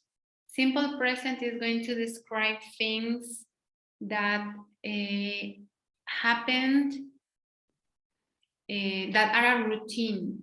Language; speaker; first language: English; non-native, fluent; Spanish